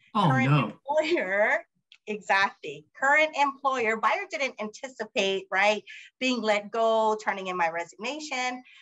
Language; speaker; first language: English; native; English